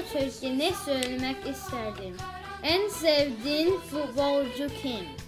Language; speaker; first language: Turkish; early bilingual, heritage; Turkish